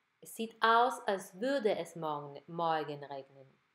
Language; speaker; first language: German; non-native, fluent; Spanish